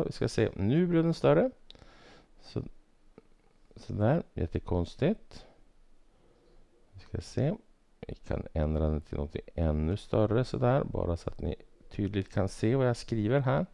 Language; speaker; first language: Swedish; native; Swedish